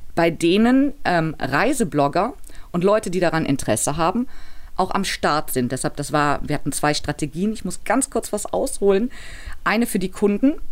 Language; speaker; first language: German; native; German